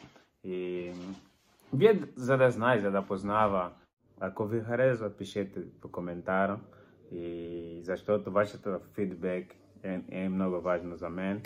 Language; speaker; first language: Bulgarian; non-native, learner; Portuguese